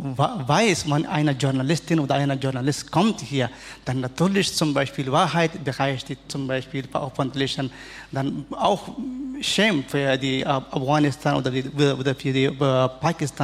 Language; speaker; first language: German; non-native, learner; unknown